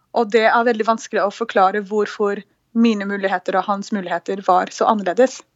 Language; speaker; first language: Norwegian; non-native, fluent; English